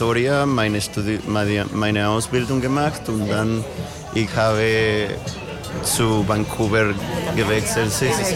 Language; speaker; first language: German; non-native, learner; Spanish